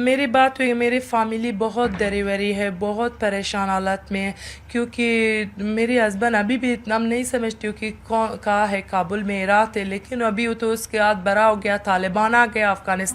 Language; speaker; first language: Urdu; non-native, learner; Persian